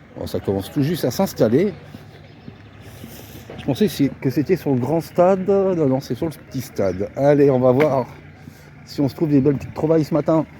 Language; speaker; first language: French; native; French